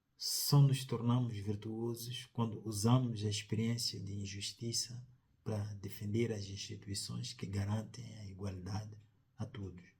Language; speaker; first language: Portuguese; non-native, local second language; Tsonga